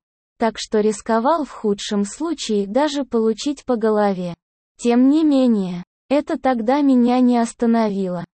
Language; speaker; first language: Russian; native; Russian